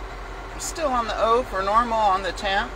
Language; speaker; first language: English; native; English